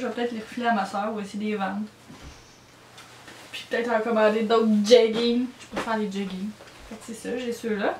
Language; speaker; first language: French; native; French